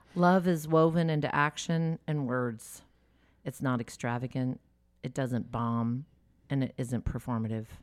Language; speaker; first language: English; native; English